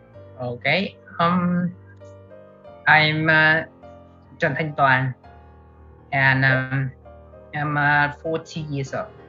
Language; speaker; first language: English; non-native, learner; Vietnamese